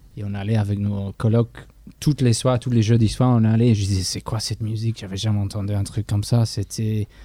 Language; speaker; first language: French; non-native, fluent; English